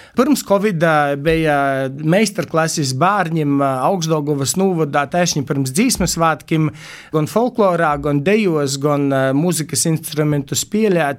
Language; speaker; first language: Latvian; native; Latvian